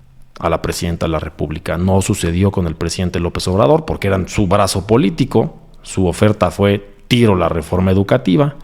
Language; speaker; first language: Spanish; native; Spanish